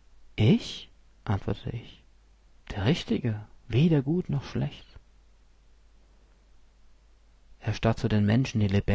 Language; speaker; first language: German; native; German